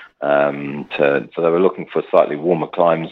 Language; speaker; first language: English; native; English